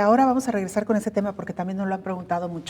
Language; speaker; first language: Spanish; native; Spanish